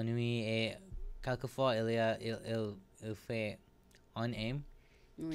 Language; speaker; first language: French; non-native, learner; English